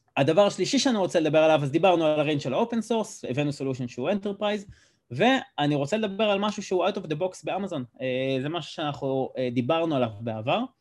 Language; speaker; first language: Hebrew; native; Hebrew